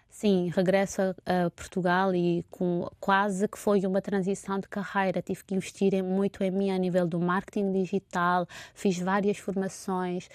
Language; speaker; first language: Portuguese; non-native, local second language; Kabuverdianu